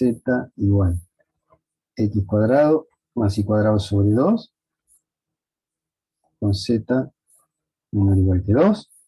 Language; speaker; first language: Spanish; native; Spanish